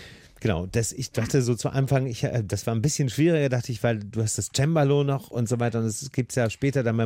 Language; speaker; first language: German; native; German